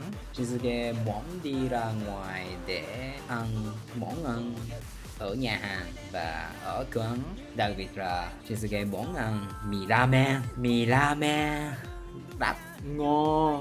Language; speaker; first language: Vietnamese; non-native, learner; Japanese